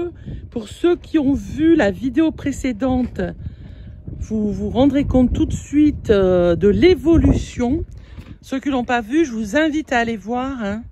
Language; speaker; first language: French; native; French